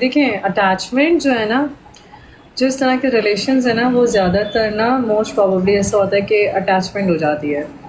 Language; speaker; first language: Urdu; native; Urdu